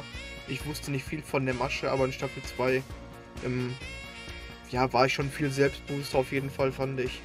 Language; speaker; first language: German; native; German